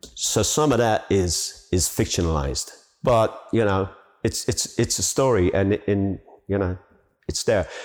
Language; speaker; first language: English; native; English